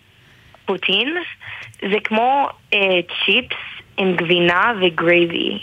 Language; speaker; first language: Hebrew; non-native, learner; English